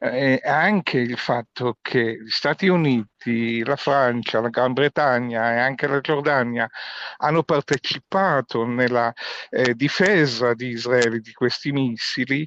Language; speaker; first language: Italian; non-native, fluent; Hebrew